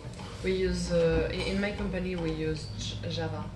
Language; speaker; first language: English; non-native, fluent; French